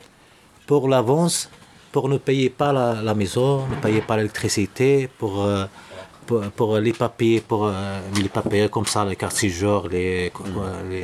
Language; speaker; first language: French; non-native, learner; Arabic